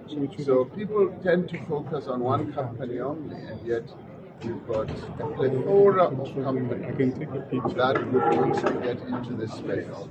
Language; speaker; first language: English; non-native, local second language; Venda